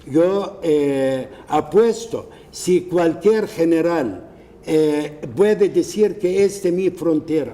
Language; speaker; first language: Spanish; non-native, fluent; Arabic